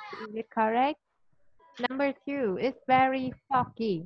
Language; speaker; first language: English; non-native, fluent; Vietnamese